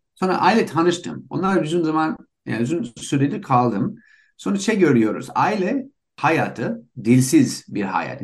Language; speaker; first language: Turkish; non-native, fluent; English